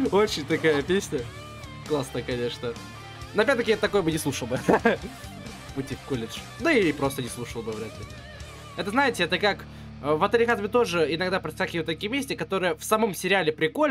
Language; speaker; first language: Russian; native; Russian